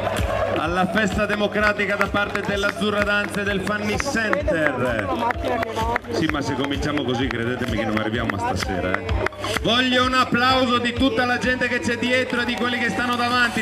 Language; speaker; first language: Italian; native; Italian